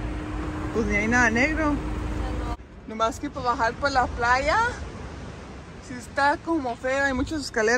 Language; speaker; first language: Spanish; early bilingual, heritage; Spanish